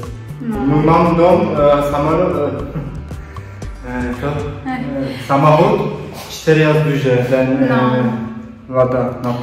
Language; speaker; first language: Polish; non-native, learner; Turkish